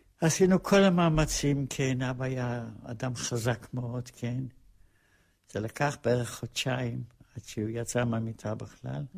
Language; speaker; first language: Hebrew; non-native, fluent; Polish